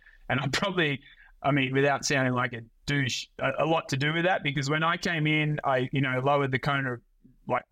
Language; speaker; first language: English; native; English